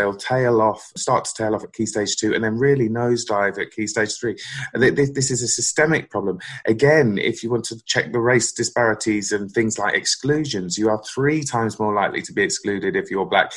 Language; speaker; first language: English; native; English